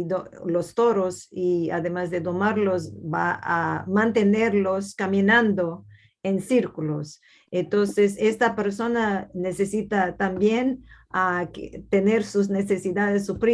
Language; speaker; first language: Spanish; non-native, fluent; Portuguese